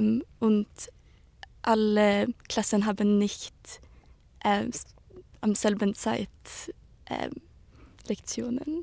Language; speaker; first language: German; early bilingual, heritage; Swedish